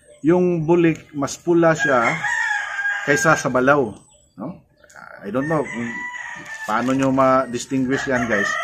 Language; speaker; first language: Filipino; non-native, local second language; Cebuano